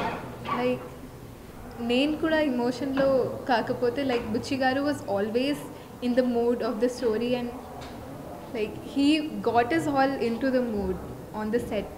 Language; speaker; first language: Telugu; non-native, fluent; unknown